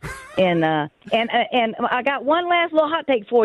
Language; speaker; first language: English; native; English